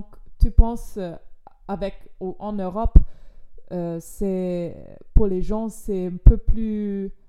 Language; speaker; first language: French; non-native, fluent; German